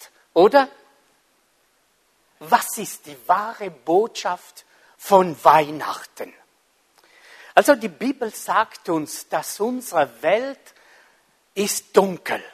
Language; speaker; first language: German; non-native, fluent; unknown